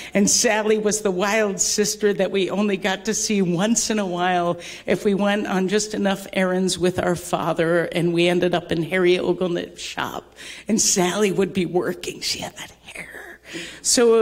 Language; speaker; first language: English; native; English